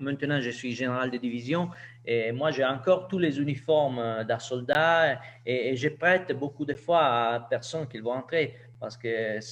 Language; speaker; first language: French; non-native, learner; Italian